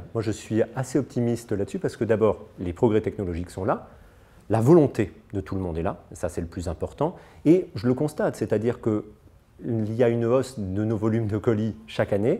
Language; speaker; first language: French; native; French